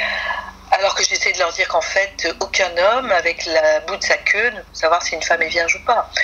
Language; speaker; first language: French; native; French